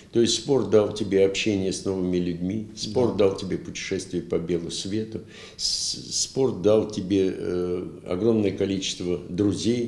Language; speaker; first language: Russian; native; Russian